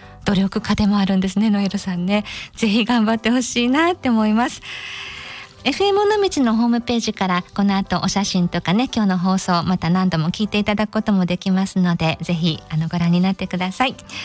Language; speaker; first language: Japanese; native; Japanese